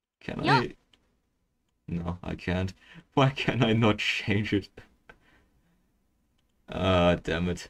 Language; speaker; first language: English; non-native, fluent; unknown